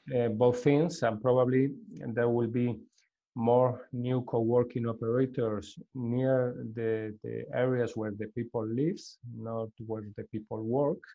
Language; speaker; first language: English; non-native, learner; Spanish